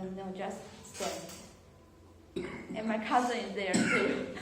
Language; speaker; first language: English; non-native, learner; Chinese